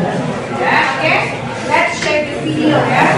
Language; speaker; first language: English; non-native, learner; Indonesian